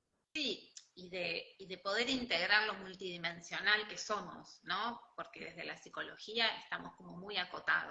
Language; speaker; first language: Spanish; native; Spanish